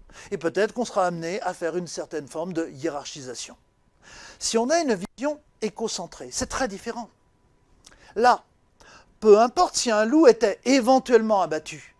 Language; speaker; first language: French; native; French